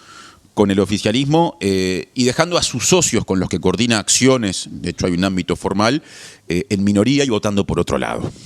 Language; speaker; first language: Spanish; native; Spanish